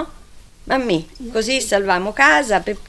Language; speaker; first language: Italian; native; Italian